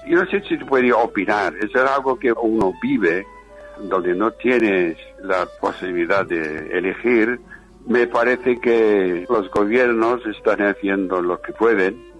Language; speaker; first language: Spanish; non-native, fluent; English